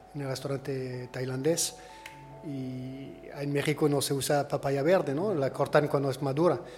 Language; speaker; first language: Spanish; non-native, fluent; French